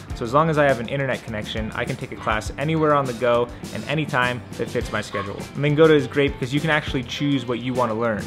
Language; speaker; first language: English; native; English